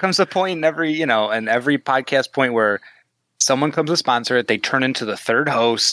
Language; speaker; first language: English; native; English